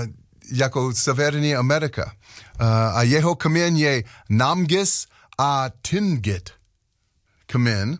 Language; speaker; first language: Czech; non-native, learner; English